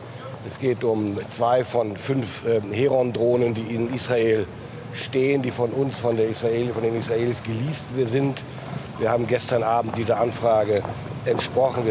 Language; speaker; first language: German; native; German